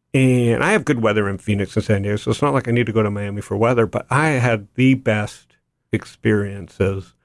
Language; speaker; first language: English; native; English